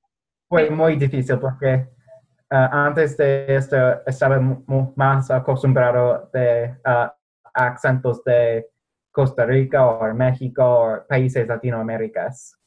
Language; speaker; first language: Spanish; non-native, fluent; English